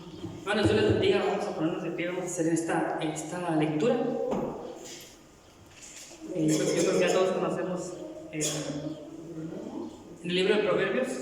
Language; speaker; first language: Spanish; native; Spanish